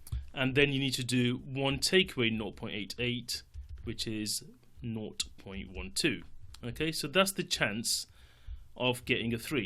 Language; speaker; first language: English; native; English